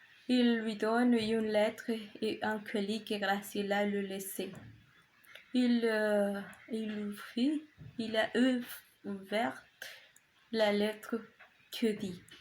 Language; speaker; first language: French; non-native, learner; Spanish